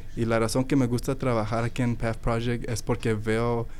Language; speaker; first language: Spanish; early bilingual, heritage; Spanish